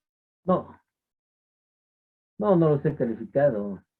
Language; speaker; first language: Spanish; native; Spanish